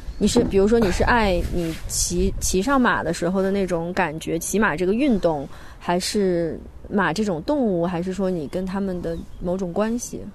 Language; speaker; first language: Chinese; native; Chinese